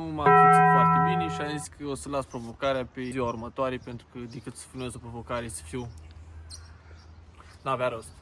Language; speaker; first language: Romanian; native; Romanian